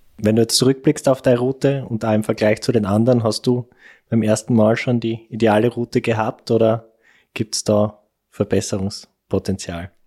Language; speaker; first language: German; native; German